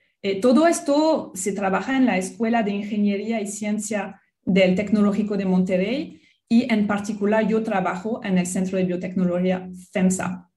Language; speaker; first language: Spanish; non-native, fluent; French